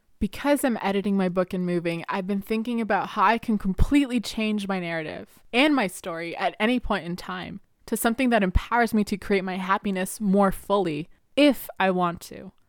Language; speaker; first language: English; early bilingual, other home language; Spanish